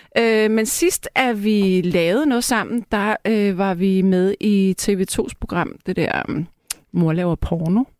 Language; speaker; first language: Danish; native; Danish